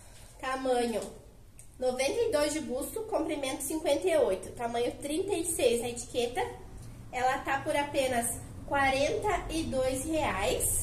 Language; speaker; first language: Portuguese; native; Portuguese